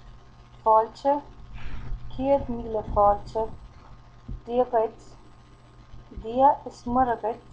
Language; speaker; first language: Irish; non-native, learner; English